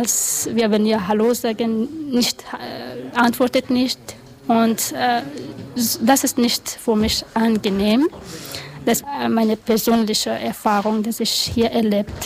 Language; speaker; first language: German; non-native, learner; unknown